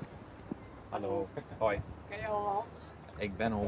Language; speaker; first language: German; non-native, learner; Dutch